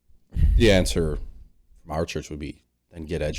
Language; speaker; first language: English; native; English